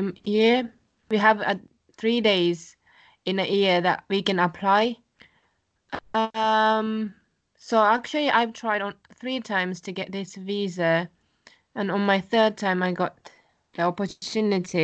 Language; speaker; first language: English; non-native, fluent; Japanese